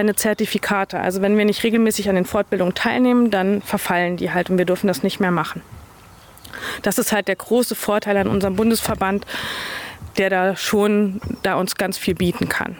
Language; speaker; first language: German; native; German